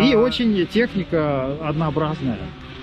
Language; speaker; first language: Russian; native; Russian